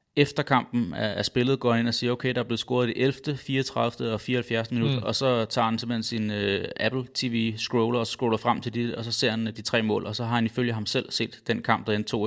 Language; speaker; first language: Danish; native; Danish